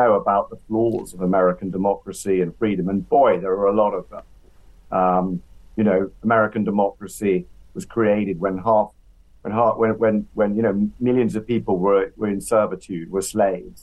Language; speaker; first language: English; native; English